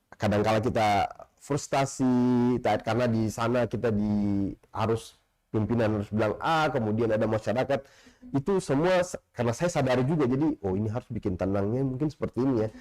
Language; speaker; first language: Indonesian; native; Indonesian